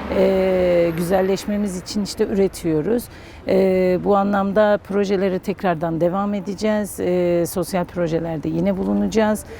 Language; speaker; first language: Turkish; non-native, local second language; Kurdish